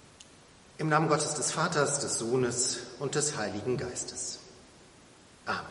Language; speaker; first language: German; native; German